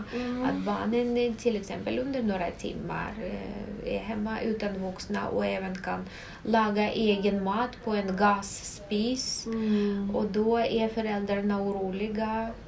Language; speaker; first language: Swedish; non-native, fluent; Russian